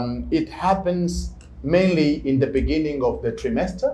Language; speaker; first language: English; non-native, fluent; Portuguese